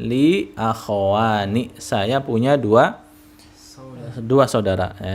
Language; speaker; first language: Indonesian; native; Indonesian